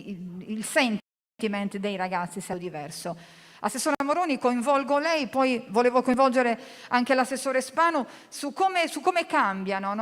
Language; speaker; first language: Italian; native; Italian